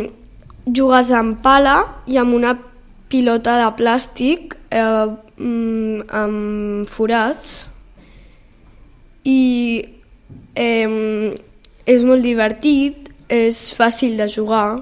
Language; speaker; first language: Catalan; non-native, local second language; Spanish